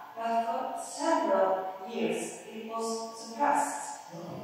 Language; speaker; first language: English; non-native, fluent; Norwegian